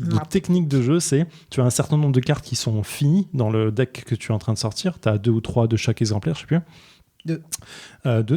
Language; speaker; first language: French; native; French